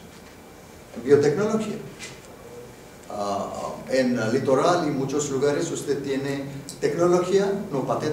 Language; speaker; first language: Spanish; non-native, fluent; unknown